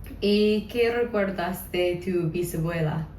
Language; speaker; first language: Spanish; non-native, learner; English